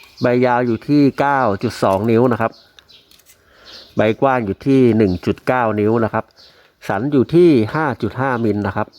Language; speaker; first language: Thai; native; Thai